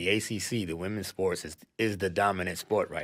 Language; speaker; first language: English; native; English